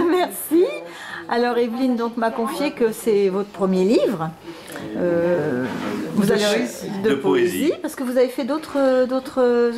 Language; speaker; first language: French; native; French